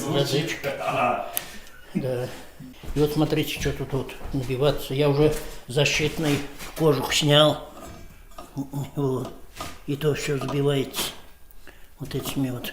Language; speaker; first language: Russian; native; Russian